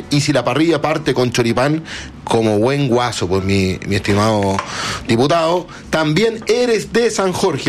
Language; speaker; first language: Spanish; native; Spanish